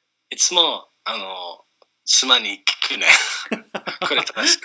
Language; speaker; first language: Japanese; non-native, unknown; English